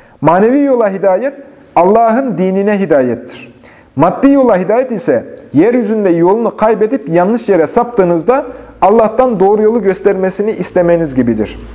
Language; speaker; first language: Turkish; native; Turkish